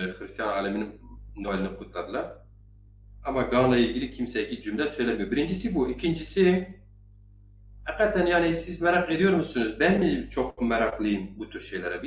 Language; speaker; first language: Turkish; non-native, local second language; Zaza